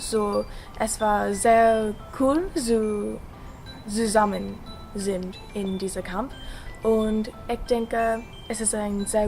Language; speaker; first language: German; non-native, learner; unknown